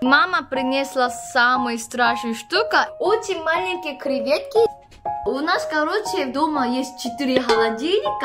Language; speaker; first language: Russian; non-native, fluent; Korean